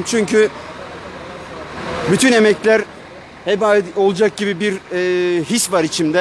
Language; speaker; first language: Turkish; native; Turkish